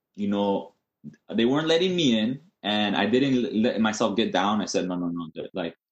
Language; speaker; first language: English; native; English